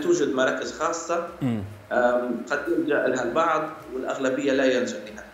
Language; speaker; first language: Arabic; native; Arabic